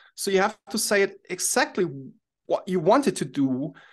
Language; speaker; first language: English; non-native, fluent; German